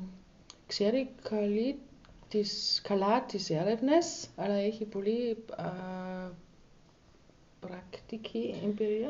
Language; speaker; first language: Greek; non-native, learner; German